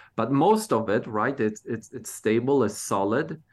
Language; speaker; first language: English; non-native, fluent; Polish